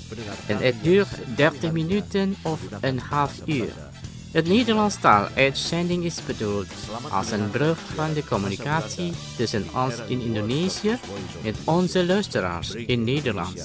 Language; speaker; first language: Dutch; non-native, learner; Indonesian